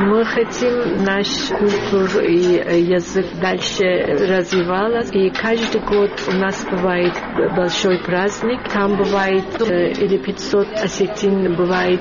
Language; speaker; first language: Russian; non-native, learner; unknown